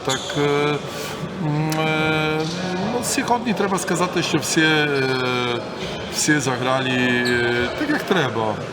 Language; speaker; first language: Ukrainian; non-native, learner; Polish